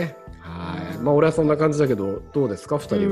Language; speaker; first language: Japanese; native; Japanese